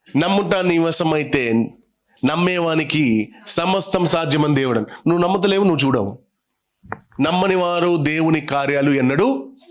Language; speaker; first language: Telugu; non-native, local second language; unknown